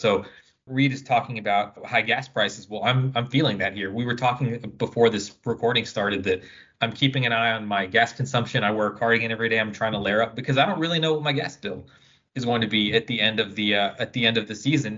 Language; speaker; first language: English; native; English